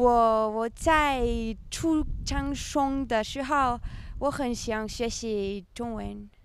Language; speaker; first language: Chinese; non-native, learner; French